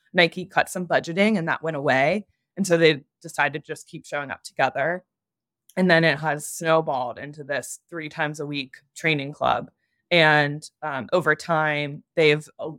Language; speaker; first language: English; native; English